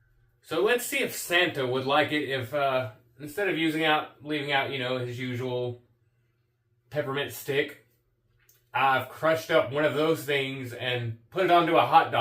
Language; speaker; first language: English; native; English